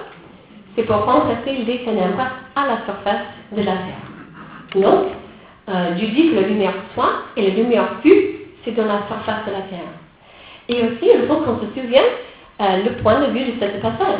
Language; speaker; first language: French; non-native, fluent; English